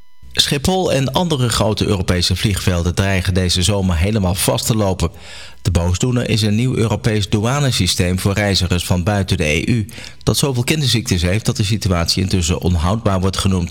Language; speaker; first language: Dutch; native; Dutch